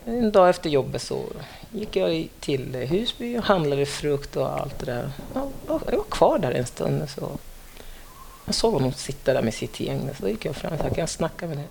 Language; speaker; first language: Swedish; non-native, fluent; French